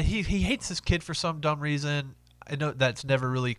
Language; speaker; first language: English; native; English